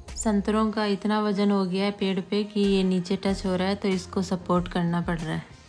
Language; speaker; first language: Hindi; non-native, local second language; Marwari